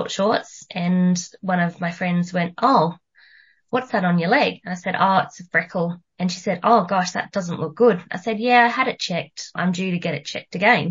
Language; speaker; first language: English; native; English